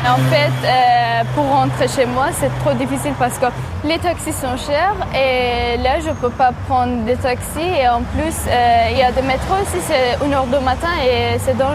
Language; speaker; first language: French; non-native, learner; Persian